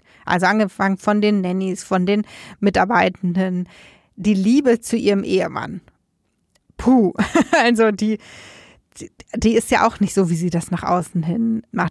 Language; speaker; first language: German; native; German